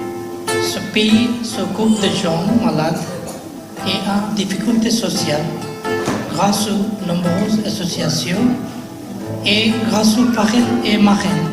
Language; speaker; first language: French; non-native, learner; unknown